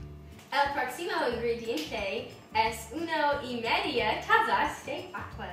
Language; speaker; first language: Spanish; non-native, learner; English